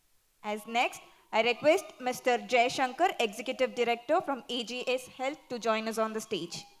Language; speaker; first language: English; non-native, local second language; Tamil